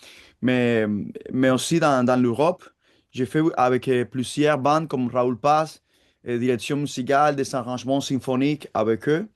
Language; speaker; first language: French; non-native, fluent; Spanish